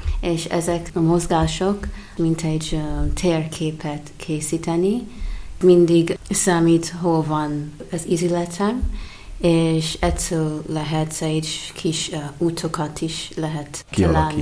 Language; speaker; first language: Hungarian; non-native, fluent; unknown